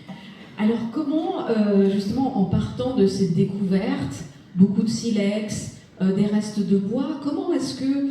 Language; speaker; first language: French; native; French